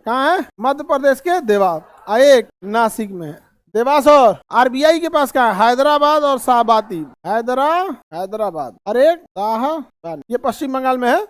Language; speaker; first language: Hindi; native; Hindi